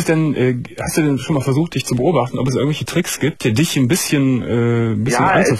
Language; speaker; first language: German; native; German